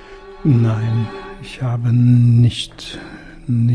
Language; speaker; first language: German; non-native, fluent; Russian